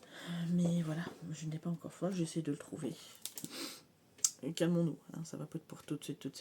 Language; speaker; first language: French; native; French